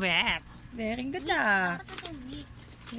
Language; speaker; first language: English; non-native, learner; Filipino